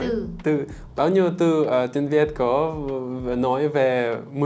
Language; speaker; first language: Vietnamese; non-native, learner; English